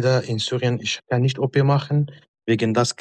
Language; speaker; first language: German; non-native, learner; Arabic